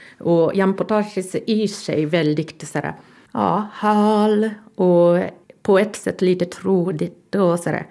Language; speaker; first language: Swedish; non-native, fluent; Japanese